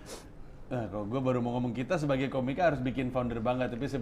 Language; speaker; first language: Indonesian; native; Indonesian